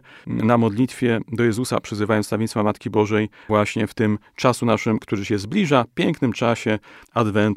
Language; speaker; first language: Polish; native; Polish